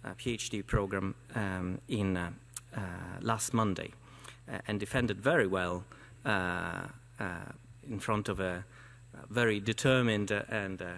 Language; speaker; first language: English; non-native, fluent; Italian